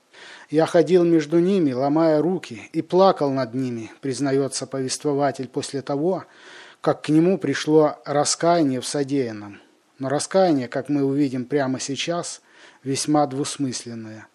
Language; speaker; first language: Russian; native; Russian